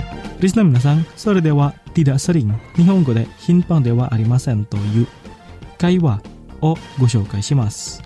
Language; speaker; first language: Japanese; non-native, fluent; Indonesian